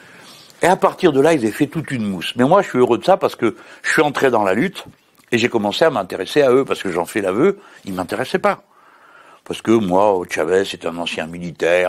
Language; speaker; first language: French; native; French